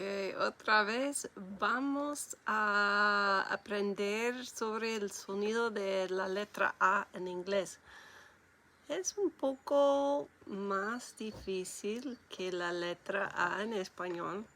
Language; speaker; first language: Spanish; non-native, learner; English